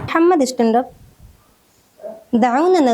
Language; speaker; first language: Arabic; non-native, learner; Urdu